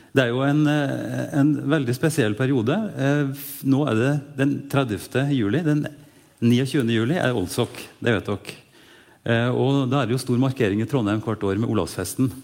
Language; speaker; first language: Norwegian; native; Norwegian